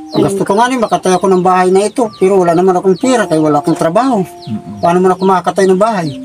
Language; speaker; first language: Filipino; non-native, local second language; Cebuano